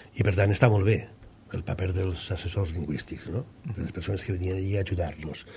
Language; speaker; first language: Catalan; native; Catalan